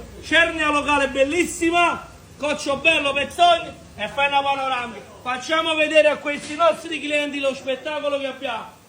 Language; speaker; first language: Italian; native; Italian